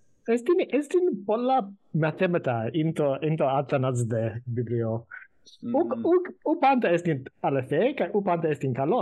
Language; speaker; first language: Greek; non-native, fluent; English